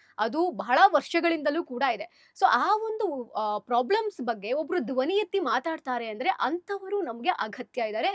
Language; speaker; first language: Kannada; native; Kannada